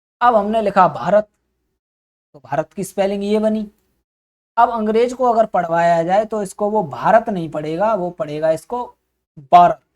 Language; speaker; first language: Hindi; native; Hindi